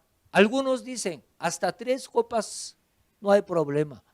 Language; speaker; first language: Spanish; non-native, fluent; Korean